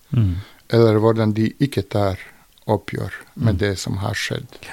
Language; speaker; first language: Norwegian; non-native, fluent; Bosnian